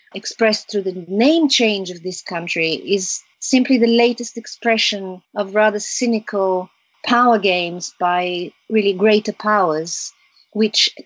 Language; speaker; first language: English; early bilingual, other home language; Bulgarian